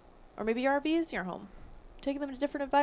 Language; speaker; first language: English; native; English